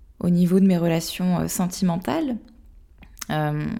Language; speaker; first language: French; native; French